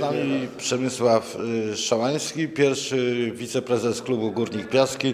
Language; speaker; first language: Polish; native; Polish